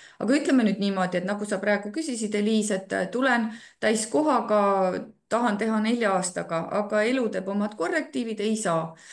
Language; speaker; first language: Estonian; native; Estonian